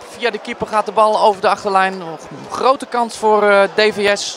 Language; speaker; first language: Dutch; native; Dutch